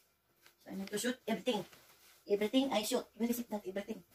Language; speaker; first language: English; non-native, learner; Filipino